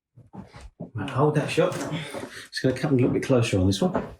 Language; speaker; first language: English; native; English